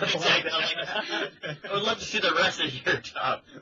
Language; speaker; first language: English; native; English